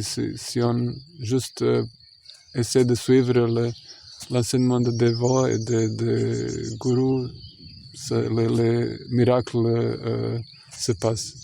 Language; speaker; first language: French; non-native, fluent; Croatian